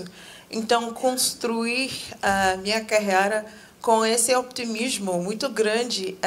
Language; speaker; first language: Portuguese; non-native, fluent; English